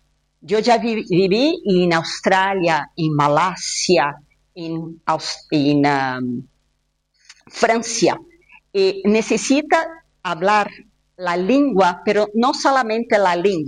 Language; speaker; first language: Spanish; non-native, fluent; Portuguese